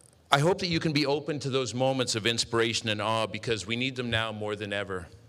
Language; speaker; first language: English; native; English